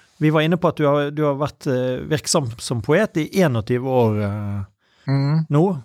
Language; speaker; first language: Norwegian; native; Norwegian